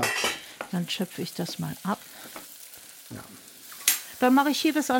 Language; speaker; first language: German; native; German